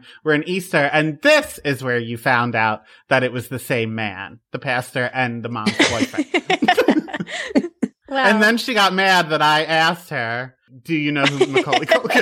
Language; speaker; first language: English; native; English